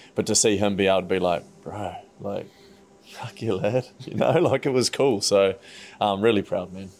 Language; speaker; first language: English; native; English